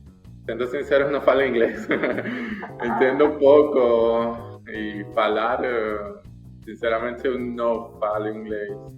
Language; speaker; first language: Portuguese; non-native, learner; Spanish